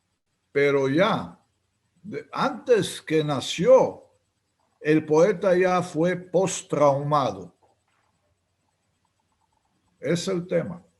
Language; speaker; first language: Spanish; non-native, fluent; Hebrew